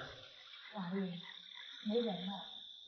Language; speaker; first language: Chinese; native; Chinese